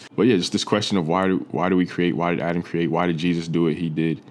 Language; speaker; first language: English; native; English